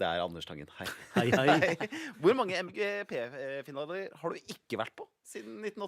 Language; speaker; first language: Norwegian; native; Norwegian